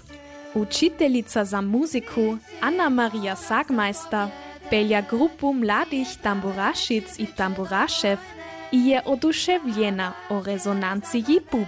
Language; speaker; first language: Croatian; native; Croatian